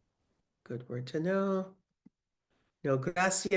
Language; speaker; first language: Spanish; non-native, learner; English